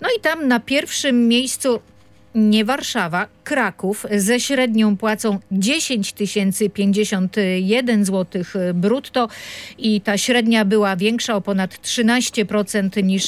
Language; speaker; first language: Polish; native; Polish